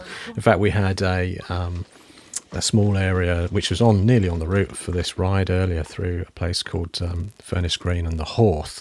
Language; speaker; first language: English; native; English